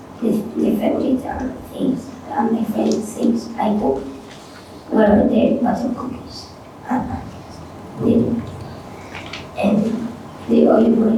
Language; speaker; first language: English; non-native, learner; Spanish